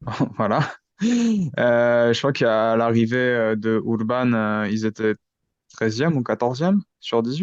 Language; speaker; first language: French; native; French